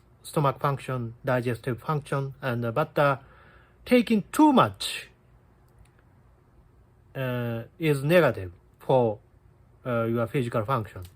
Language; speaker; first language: English; non-native, learner; Japanese